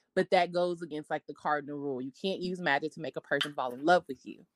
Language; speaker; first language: English; native; English